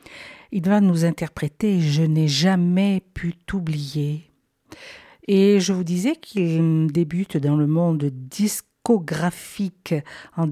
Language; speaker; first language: French; native; French